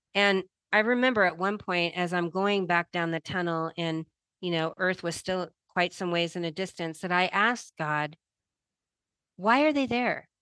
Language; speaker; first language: English; native; English